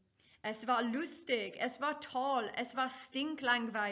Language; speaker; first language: German; non-native, fluent; English